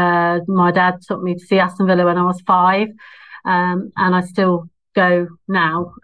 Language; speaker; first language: English; native; English